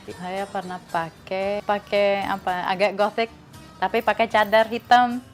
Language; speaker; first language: Indonesian; non-native, fluent; English